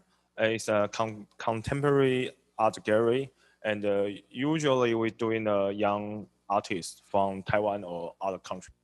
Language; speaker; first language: English; non-native, learner; Chinese